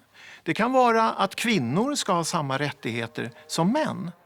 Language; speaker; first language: Swedish; native; Swedish